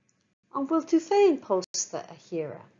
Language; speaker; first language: Irish; non-native, fluent; English